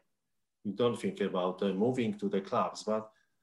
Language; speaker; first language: English; non-native, learner; Polish